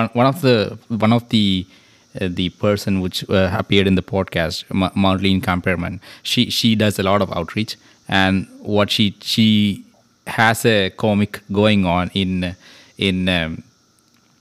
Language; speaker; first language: English; non-native, local second language; Malayalam